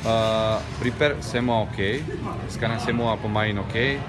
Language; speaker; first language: Indonesian; non-native, learner; Serbian